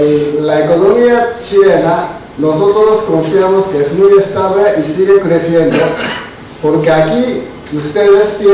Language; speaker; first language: Spanish; non-native, fluent; Japanese